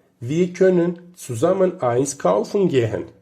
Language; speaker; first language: German; non-native, fluent; Turkish